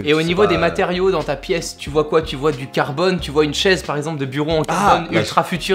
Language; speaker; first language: French; native; French